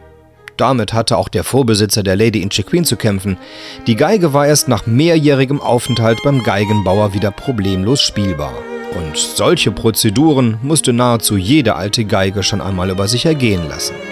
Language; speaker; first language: German; native; German